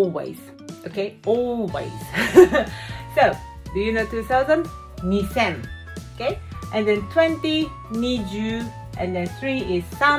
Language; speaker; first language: English; non-native, fluent; Japanese